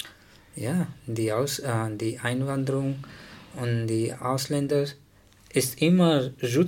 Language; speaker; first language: German; non-native, learner; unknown